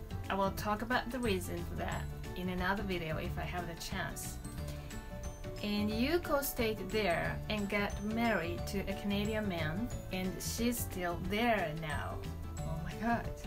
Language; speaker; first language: English; non-native, fluent; Japanese